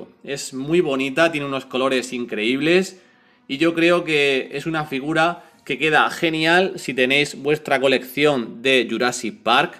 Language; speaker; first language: Spanish; native; Spanish